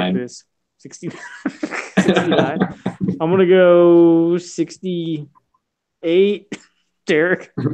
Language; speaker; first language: English; native; English